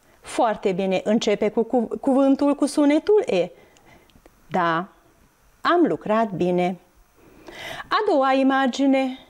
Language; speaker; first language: Romanian; non-native, local second language; Hungarian